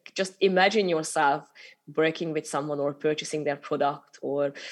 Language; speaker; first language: English; non-native, fluent; Hungarian